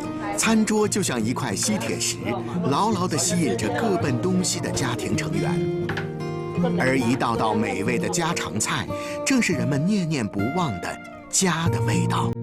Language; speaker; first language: Chinese; native; Chinese